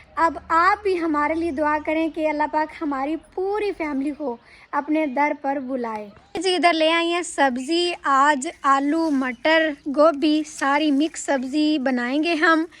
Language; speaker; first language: Urdu; non-native, local second language; Punjabi